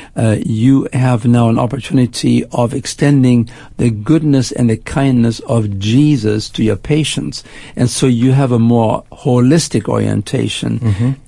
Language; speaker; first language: English; non-native, fluent; German